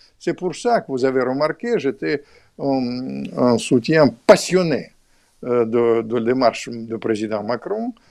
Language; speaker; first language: French; non-native, fluent; Russian